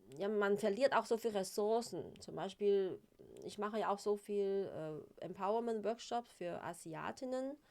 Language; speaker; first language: German; non-native, fluent; Chinese